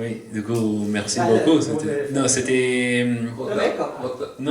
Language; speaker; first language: French; non-native, fluent; Italian